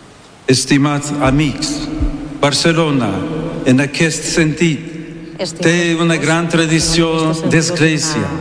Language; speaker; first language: Catalan; non-native, learner; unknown